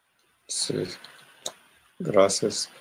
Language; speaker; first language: Spanish; non-native, learner; English